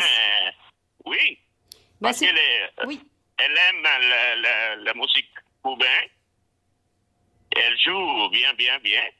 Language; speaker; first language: French; non-native, learner; Spanish